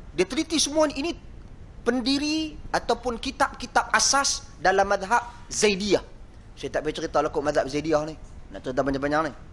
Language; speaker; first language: Malay; native; Malay